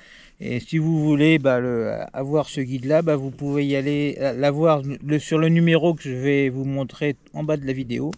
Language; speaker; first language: French; native; French